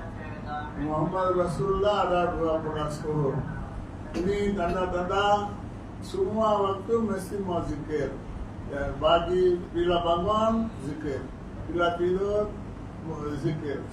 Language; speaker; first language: Indonesian; non-native, learner; Tamil